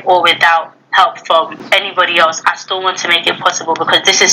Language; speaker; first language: English; native; English